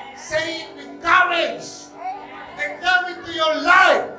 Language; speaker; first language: English; non-native, local second language; Filipino